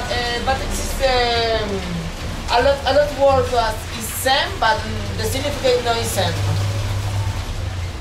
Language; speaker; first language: English; non-native, learner; Spanish